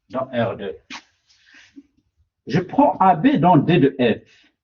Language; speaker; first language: French; non-native, local second language; Arabic